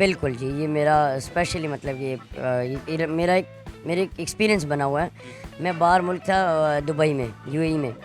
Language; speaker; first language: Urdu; non-native, local second language; Pashto